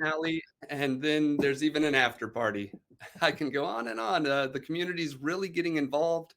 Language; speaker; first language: English; native; English